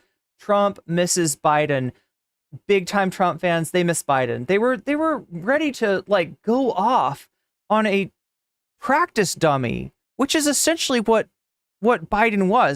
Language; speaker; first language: English; native; English